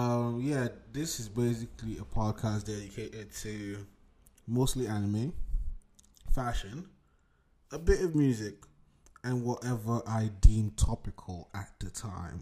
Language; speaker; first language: English; non-native, local second language; Yoruba